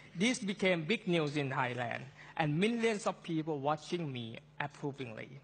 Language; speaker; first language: English; non-native, fluent; Thai